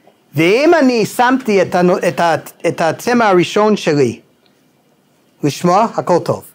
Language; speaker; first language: Hebrew; non-native, fluent; English